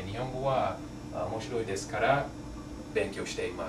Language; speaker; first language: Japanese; non-native, learner; English